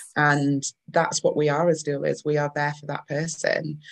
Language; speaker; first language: English; native; English